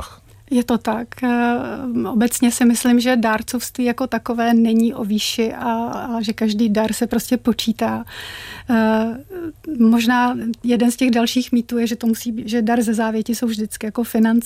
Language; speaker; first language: Czech; native; Czech